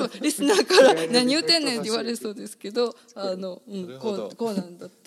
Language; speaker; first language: Japanese; native; Japanese